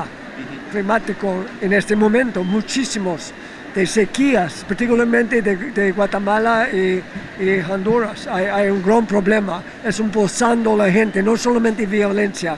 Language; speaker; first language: Spanish; non-native, fluent; English